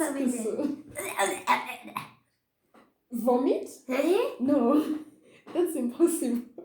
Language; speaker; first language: English; non-native, fluent; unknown